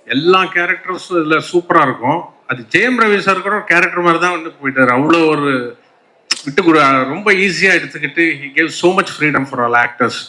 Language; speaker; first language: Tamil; non-native, local second language; Telugu